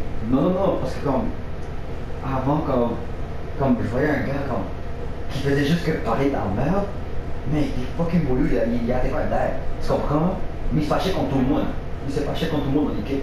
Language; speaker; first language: French; native; French